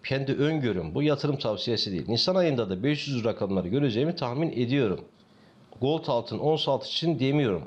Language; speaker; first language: Turkish; native; Turkish